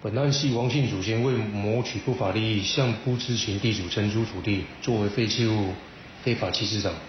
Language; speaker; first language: Chinese; native; Chinese